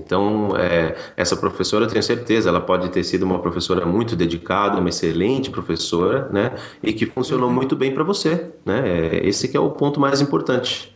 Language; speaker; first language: Portuguese; native; Portuguese